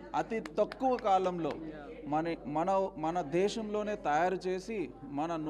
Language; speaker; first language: Telugu; native; Telugu